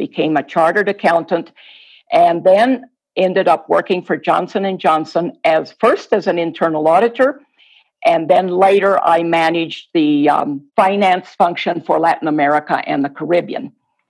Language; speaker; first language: English; non-native, fluent; Spanish